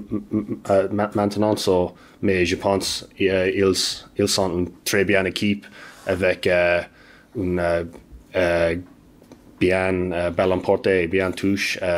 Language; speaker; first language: French; non-native, learner; English